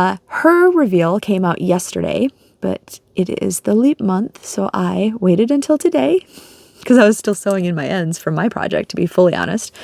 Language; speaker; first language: English; native; English